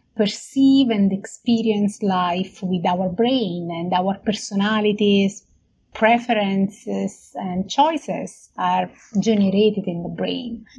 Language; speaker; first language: English; non-native, fluent; Italian